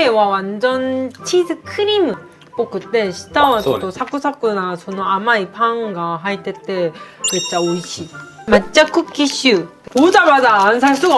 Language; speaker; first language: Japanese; non-native, fluent; Korean